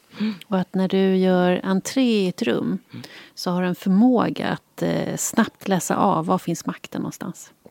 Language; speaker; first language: Swedish; native; Swedish